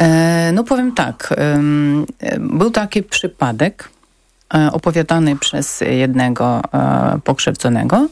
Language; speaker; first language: Polish; non-native, local second language; Ukrainian